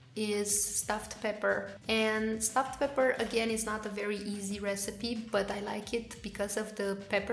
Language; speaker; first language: English; non-native, fluent; Romanian